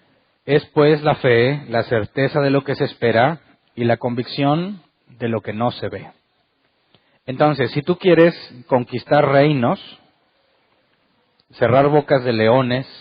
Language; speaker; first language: Spanish; native; Spanish